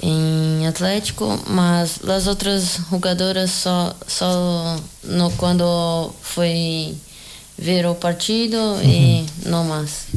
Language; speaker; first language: Spanish; non-native, learner; Portuguese